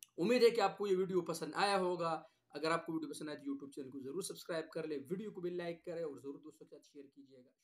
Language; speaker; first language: Urdu; non-native, local second language; Pashto